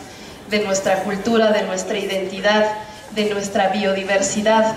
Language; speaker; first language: Spanish; native; Spanish